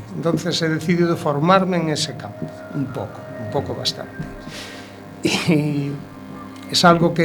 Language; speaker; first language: Spanish; native; Spanish